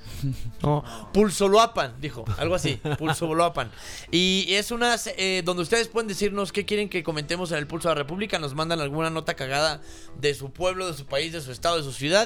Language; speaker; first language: Spanish; native; Spanish